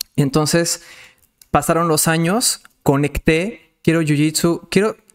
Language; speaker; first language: Spanish; non-native, fluent; Serbian